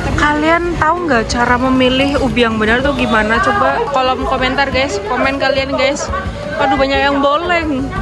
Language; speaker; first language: Indonesian; non-native, local second language; Javanese